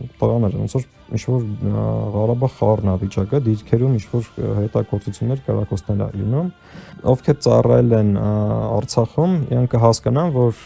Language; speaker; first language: Armenian; early bilingual, heritage; Armenian